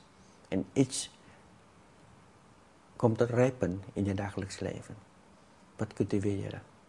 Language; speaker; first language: Dutch; non-native, fluent; Vietnamese